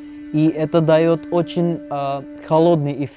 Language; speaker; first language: Russian; non-native, learner; Hindi